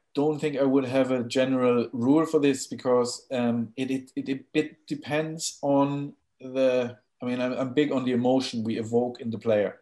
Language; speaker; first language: English; non-native, fluent; German